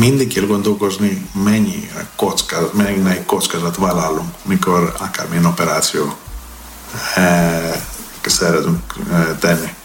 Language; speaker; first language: Hungarian; non-native, learner; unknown